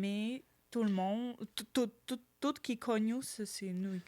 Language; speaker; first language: French; non-native, learner; Ukrainian